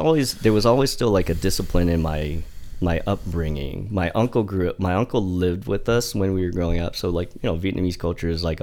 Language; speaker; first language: English; early bilingual, other home language; Vietnamese